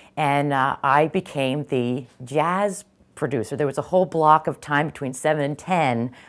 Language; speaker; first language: English; native; English